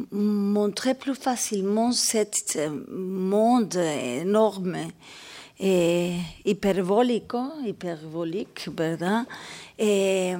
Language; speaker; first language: French; non-native, learner; Spanish